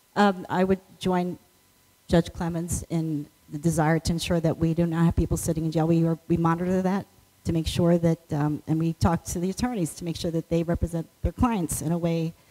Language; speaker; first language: English; native; English